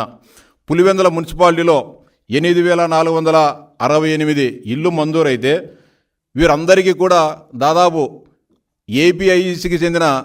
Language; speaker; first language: Telugu; native; Telugu